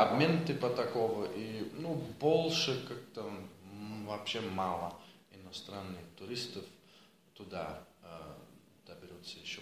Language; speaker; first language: Russian; non-native, fluent; Dutch